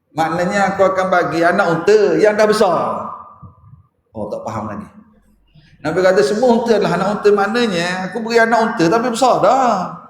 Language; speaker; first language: Malay; native; Malay